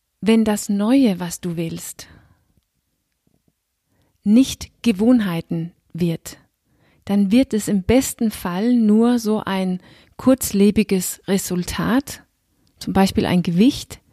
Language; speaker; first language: German; non-native, fluent; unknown